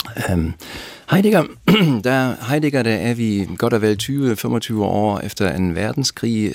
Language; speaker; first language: Danish; native; Danish